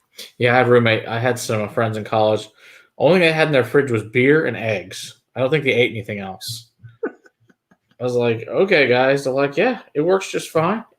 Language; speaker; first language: English; native; English